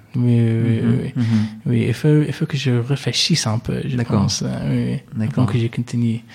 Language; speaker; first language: French; non-native, learner; English